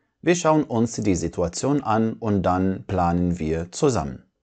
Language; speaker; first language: German; non-native, fluent; Arabic